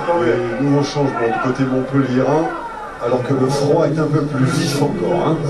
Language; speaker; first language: French; native; French